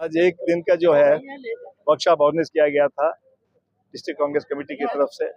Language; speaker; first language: Hindi; non-native, local second language; Kannada